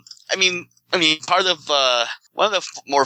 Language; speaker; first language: English; non-native, local second language; Filipino